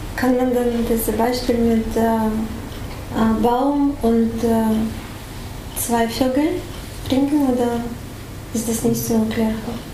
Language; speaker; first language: German; non-native, fluent; Russian